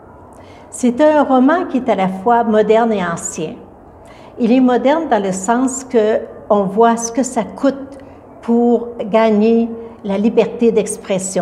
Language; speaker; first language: French; native; French